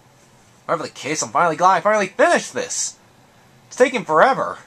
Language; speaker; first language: English; native; English